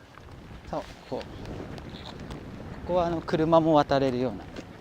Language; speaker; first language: Japanese; native; Japanese